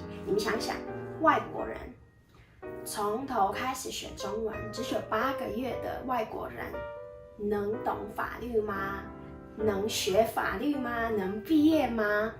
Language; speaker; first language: Chinese; non-native, fluent; Mongolian